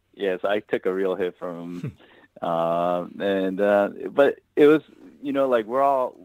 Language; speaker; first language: English; native; English